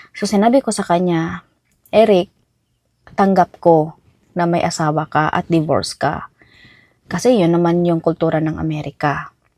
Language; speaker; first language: Filipino; non-native, local second language; Cebuano